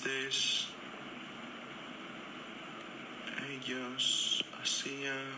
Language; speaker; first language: Spanish; non-native, fluent; English